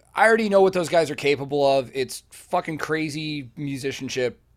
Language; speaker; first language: English; native; English